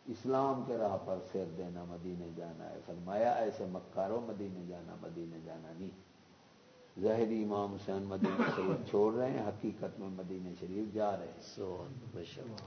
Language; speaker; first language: Urdu; non-native, local second language; Punjabi